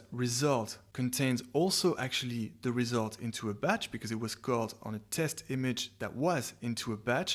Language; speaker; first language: English; non-native, fluent; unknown